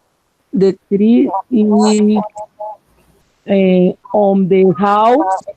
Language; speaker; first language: English; non-native, learner; Spanish